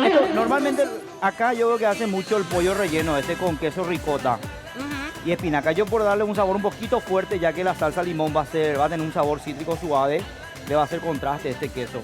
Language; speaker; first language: Spanish; native; Spanish